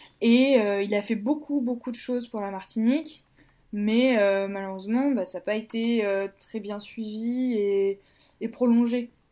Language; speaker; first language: French; native; French